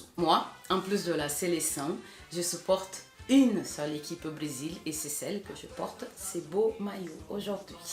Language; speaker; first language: French; non-native, fluent; Portuguese